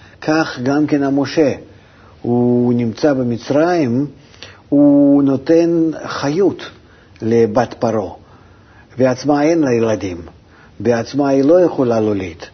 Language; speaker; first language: Hebrew; non-native, fluent; Russian